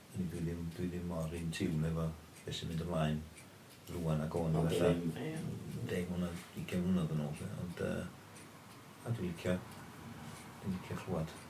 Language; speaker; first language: Welsh; early bilingual, heritage; Welsh